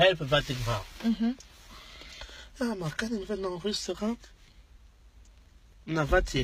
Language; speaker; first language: Dutch; non-native, learner; Lingala